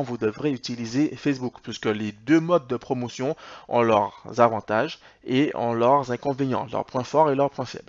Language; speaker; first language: French; native; French